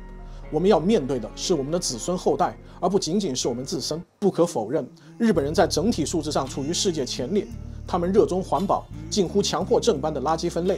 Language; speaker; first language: Chinese; native; Chinese